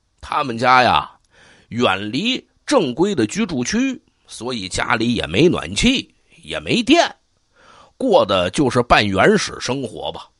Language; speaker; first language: Chinese; native; Chinese